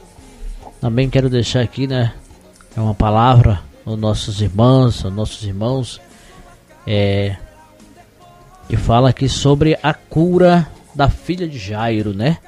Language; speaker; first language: Portuguese; native; Portuguese